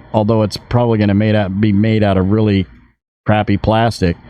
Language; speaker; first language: English; native; English